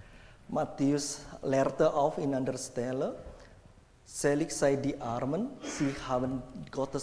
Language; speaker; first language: German; non-native, fluent; Indonesian